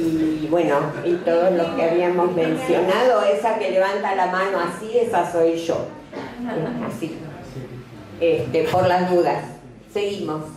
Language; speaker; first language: Spanish; native; Spanish